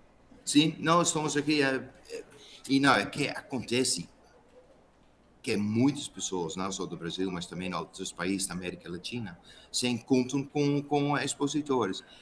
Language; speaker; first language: Portuguese; non-native, fluent; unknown